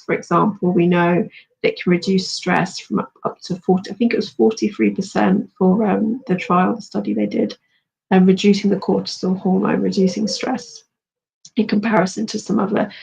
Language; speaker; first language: English; native; English